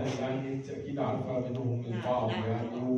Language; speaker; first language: Arabic; native; Arabic